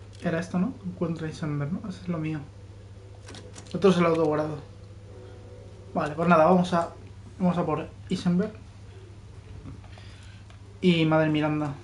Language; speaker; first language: Spanish; native; Spanish